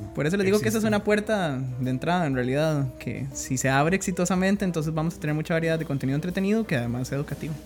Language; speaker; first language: Spanish; native; Spanish